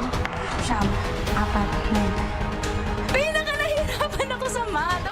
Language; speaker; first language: Filipino; native; Filipino